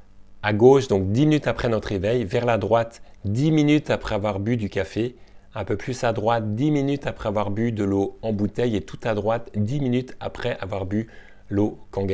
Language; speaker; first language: French; native; French